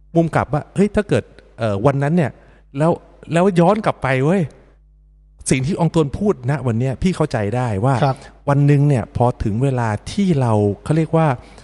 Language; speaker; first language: Thai; native; Thai